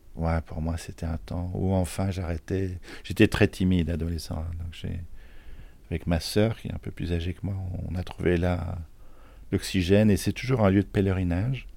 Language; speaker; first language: French; native; French